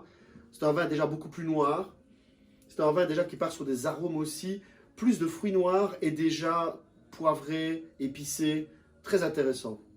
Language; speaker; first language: French; native; French